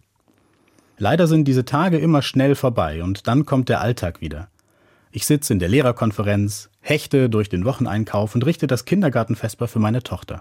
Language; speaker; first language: German; native; German